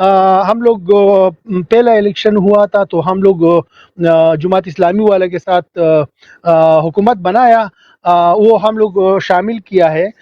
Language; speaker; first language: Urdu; non-native, local second language; Pashto